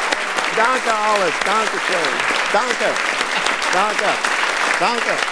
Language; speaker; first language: German; non-native, learner; English